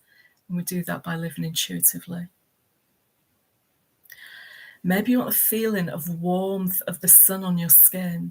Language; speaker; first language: English; native; English